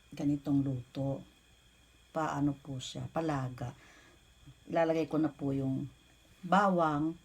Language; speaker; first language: Filipino; non-native, local second language; Bikol